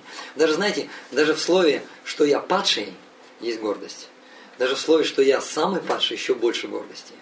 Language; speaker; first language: Russian; native; Russian